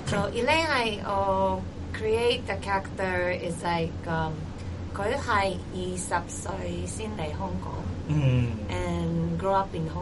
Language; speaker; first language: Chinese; non-native, learner; Japanese